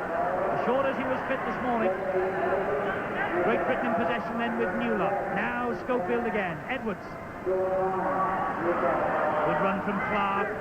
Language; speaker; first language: English; native; English